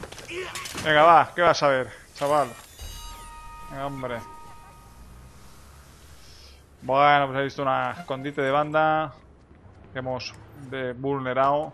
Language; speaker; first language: Spanish; native; Spanish